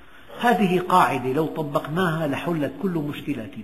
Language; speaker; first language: Arabic; native; Arabic